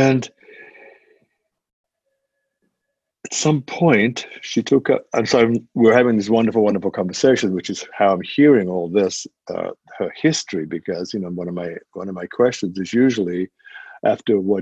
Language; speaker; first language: English; native; English